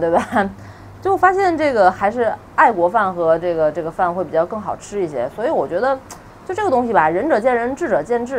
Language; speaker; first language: Chinese; native; Chinese